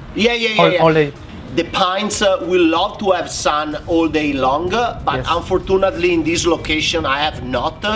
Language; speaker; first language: English; non-native, fluent; Italian